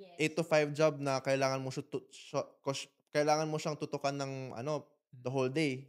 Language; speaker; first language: Filipino; native; Filipino